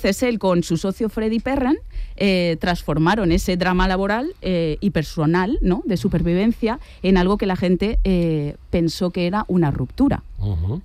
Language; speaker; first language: Spanish; native; Spanish